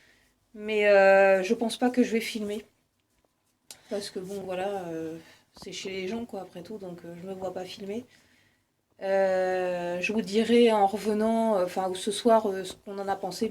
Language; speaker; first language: French; native; French